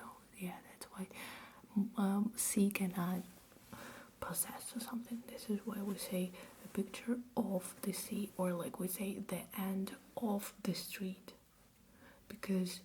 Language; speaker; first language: English; non-native, fluent; Russian